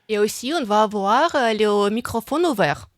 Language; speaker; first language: French; non-native, fluent; Russian